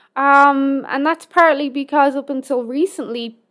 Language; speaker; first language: English; native; English